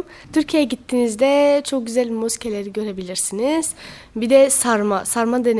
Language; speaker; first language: Turkish; early bilingual, heritage; Turkish